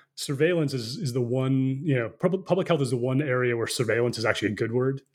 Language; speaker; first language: English; native; English